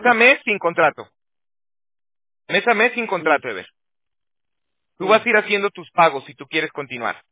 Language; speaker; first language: Spanish; native; Spanish